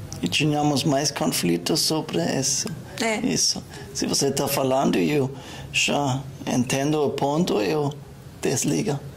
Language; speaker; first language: Portuguese; non-native, learner; German